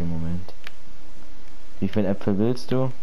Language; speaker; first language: German; native; German